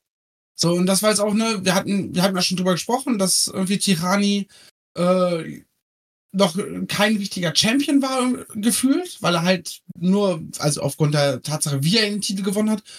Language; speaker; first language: German; native; German